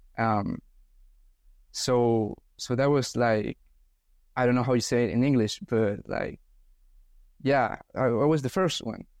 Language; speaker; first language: English; non-native, fluent; Spanish